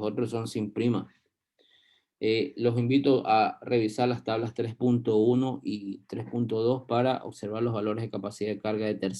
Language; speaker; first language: Spanish; native; Spanish